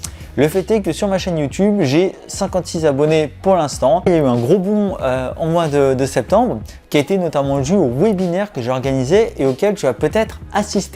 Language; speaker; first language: French; native; French